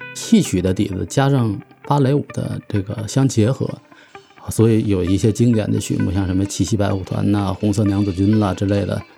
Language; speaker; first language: Chinese; native; Chinese